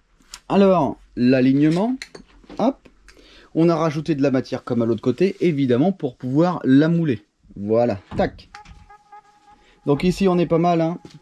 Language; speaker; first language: French; native; French